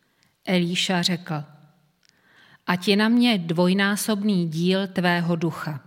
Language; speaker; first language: Czech; native; Czech